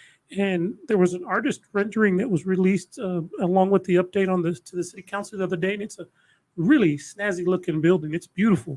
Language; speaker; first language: English; native; English